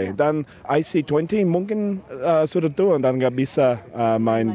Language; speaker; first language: Indonesian; non-native, fluent; English